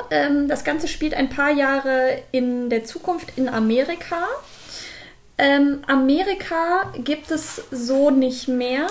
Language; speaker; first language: German; native; German